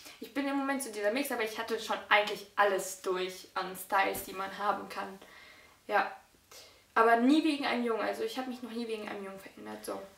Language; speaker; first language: German; early bilingual, other home language; Russian